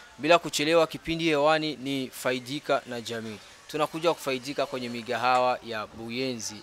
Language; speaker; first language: Swahili; native; Swahili